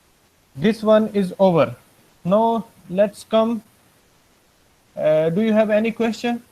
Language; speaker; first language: English; non-native, fluent; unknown